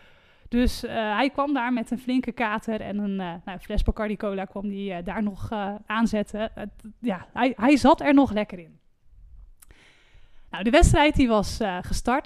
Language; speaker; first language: Dutch; native; Dutch